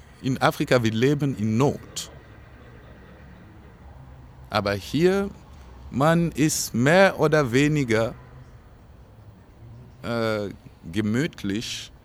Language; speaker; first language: German; non-native, fluent; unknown